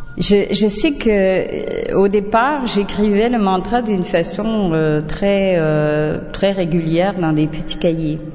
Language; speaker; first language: French; native; French